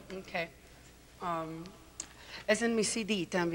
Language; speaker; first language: Spanish; non-native, learner; English